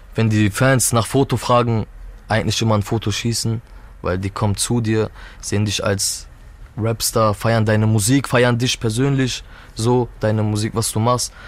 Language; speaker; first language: German; early bilingual, other home language; Turkish